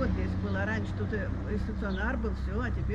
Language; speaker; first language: Russian; native; Russian